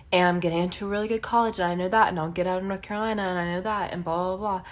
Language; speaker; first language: English; native; English